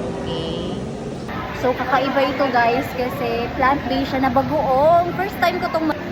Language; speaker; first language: Filipino; non-native, local second language; Bikol